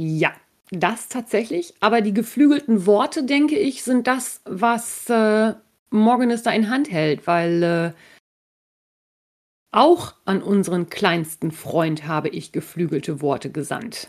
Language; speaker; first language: German; native; German